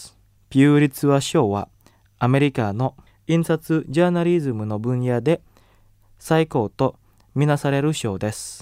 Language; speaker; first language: Japanese; non-native, fluent; Indonesian